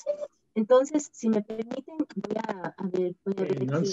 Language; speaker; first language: Spanish; native; Spanish